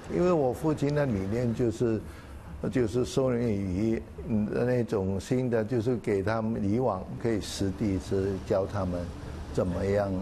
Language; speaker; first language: Chinese; early bilingual, heritage; Chinese